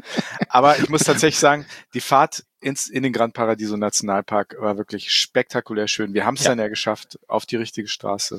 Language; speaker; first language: German; native; German